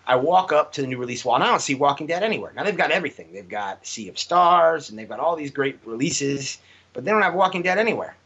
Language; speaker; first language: English; native; English